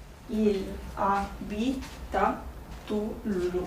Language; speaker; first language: French; non-native, learner; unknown